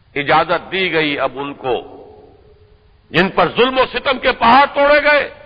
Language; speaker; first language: Urdu; native; Urdu